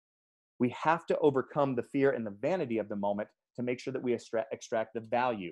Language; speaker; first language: English; native; English